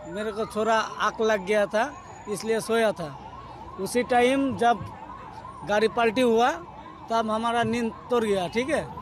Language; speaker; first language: Hindi; non-native, local second language; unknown